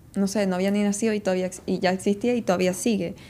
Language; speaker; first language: Spanish; early bilingual, heritage; Spanish